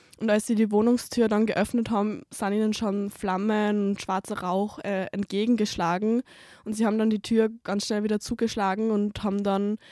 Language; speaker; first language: German; native; German